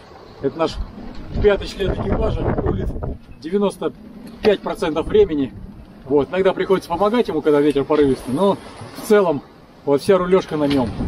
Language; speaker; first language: Russian; native; Russian